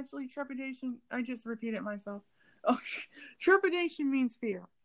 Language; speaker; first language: English; native; English